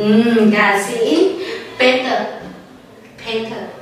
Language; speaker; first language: English; non-native, learner; Vietnamese